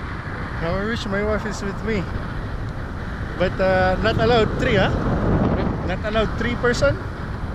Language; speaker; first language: English; non-native, learner; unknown